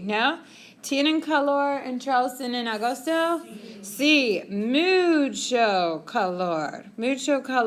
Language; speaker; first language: Spanish; non-native, fluent; English